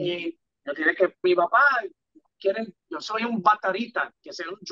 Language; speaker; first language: Spanish; early bilingual, heritage; English